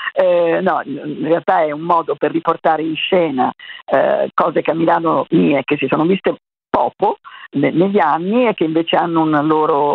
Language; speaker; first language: Italian; native; Italian